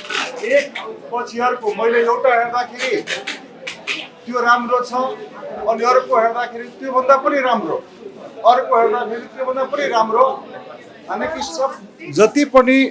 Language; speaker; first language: Nepali; non-native, local second language; Maithili